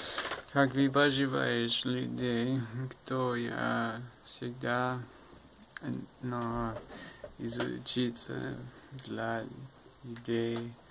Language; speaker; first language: Russian; non-native, learner; English